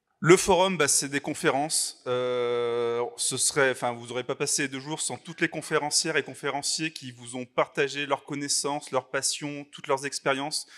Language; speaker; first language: French; native; French